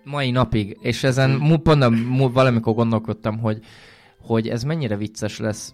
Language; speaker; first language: Hungarian; native; Hungarian